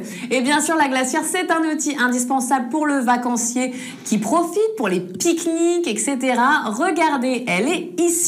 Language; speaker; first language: French; native; French